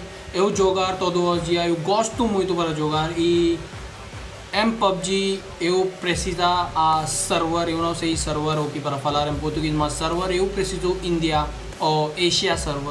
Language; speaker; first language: Portuguese; non-native, learner; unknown